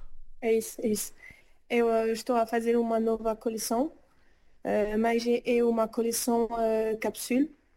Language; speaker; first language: Portuguese; early bilingual, heritage; French